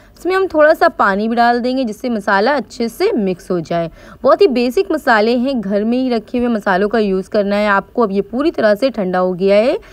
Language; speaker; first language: Hindi; native; Hindi